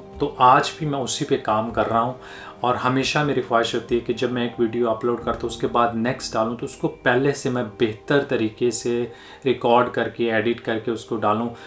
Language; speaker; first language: Urdu; native; Urdu